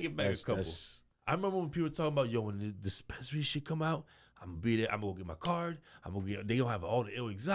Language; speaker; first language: English; native; English